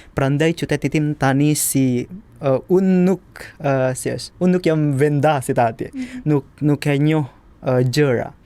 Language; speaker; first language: Albanian; non-native, learner; Indonesian